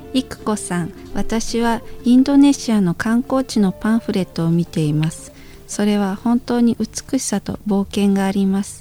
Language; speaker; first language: Japanese; non-native, fluent; Indonesian